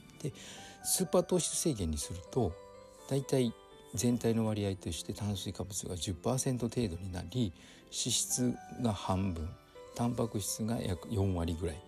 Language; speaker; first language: Japanese; native; Japanese